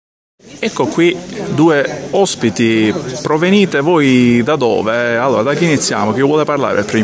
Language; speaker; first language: Italian; native; Italian